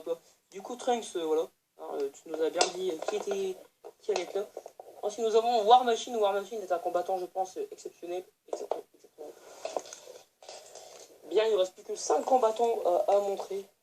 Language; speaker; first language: French; native; French